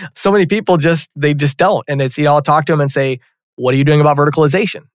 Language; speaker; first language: English; native; English